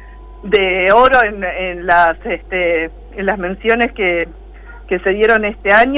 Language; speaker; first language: Spanish; native; Spanish